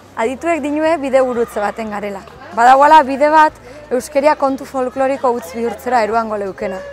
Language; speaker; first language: Basque; native; Basque